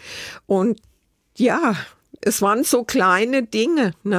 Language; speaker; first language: German; native; German